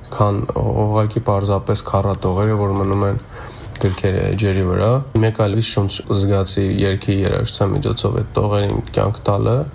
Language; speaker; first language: Armenian; native; Armenian